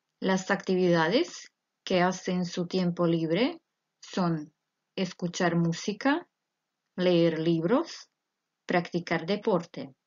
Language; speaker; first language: Spanish; non-native, fluent; Croatian